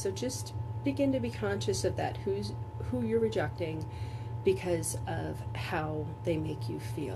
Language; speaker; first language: English; native; English